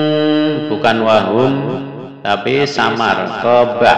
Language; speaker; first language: Indonesian; native; Indonesian